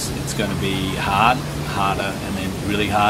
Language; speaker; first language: English; native; English